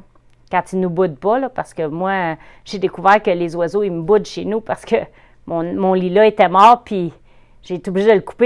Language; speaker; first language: French; native; French